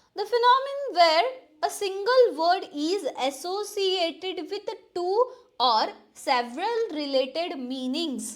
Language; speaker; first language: English; non-native, local second language; Kannada